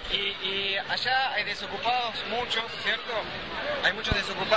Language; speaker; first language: Spanish; native; Spanish